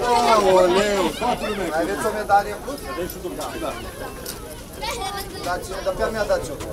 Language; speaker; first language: Romanian; native; Romanian